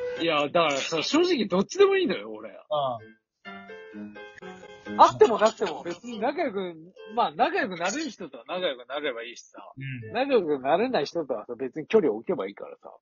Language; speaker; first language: Japanese; native; Japanese